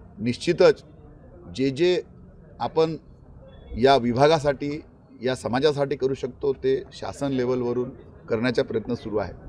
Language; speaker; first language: Marathi; native; Marathi